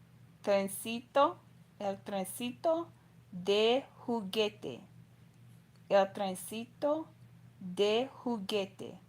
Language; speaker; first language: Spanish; non-native, learner; English